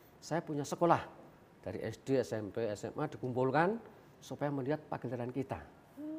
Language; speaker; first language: Indonesian; non-native, local second language; Javanese